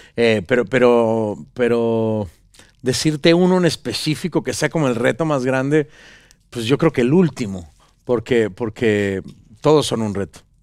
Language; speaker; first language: Spanish; native; Spanish